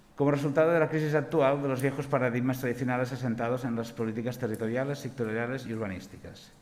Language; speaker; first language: Spanish; non-native, local second language; Catalan